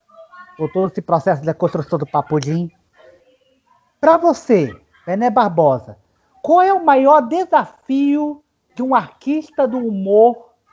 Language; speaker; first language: Portuguese; native; Portuguese